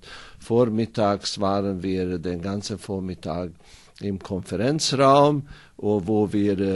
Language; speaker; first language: German; non-native, fluent; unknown